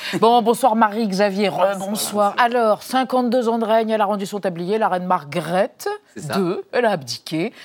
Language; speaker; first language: French; native; French